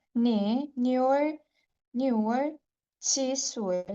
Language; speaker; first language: Chinese; non-native, learner; Urdu